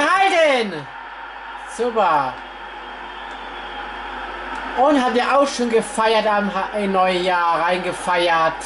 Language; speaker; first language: German; non-native, fluent; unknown